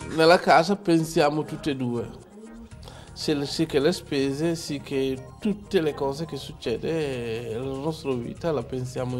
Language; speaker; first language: Italian; non-native, learner; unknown